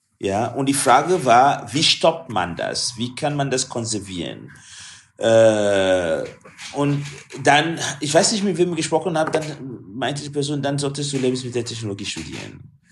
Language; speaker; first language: German; non-native, fluent; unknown